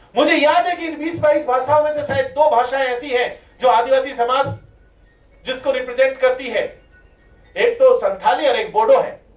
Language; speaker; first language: Hindi; non-native, local second language; Rajasthani